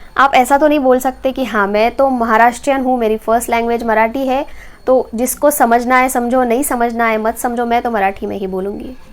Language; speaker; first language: Hindi; non-native, local second language; Marathi